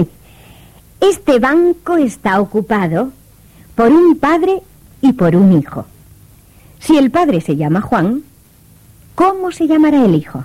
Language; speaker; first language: Spanish; native; Spanish